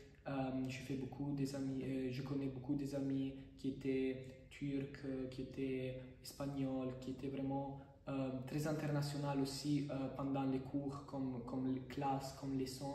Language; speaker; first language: French; non-native, fluent; Italian